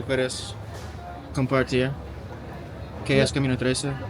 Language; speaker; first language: Spanish; non-native, learner; English